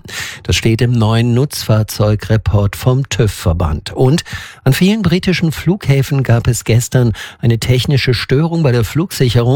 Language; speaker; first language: German; native; German